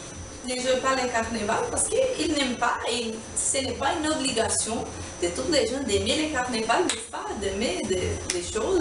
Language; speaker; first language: French; non-native, learner; Portuguese